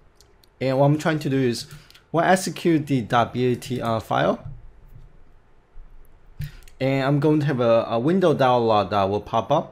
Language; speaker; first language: English; non-native, fluent; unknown